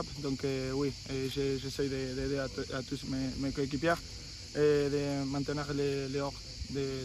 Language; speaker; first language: French; non-native, fluent; Spanish